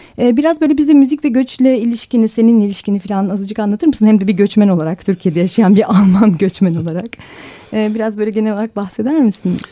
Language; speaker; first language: Turkish; native; Turkish